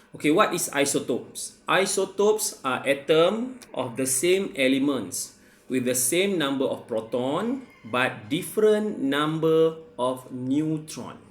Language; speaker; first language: English; non-native, local second language; Malay